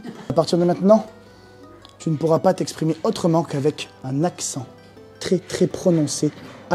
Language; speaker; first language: French; native; French